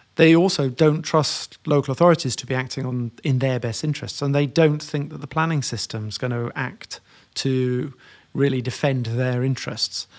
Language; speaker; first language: English; native; English